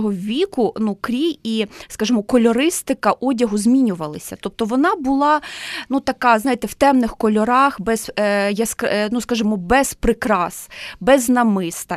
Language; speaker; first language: Ukrainian; native; Ukrainian